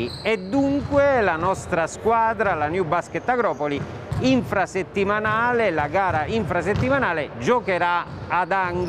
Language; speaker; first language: Italian; native; Italian